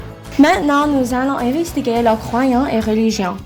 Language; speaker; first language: French; non-native, learner; English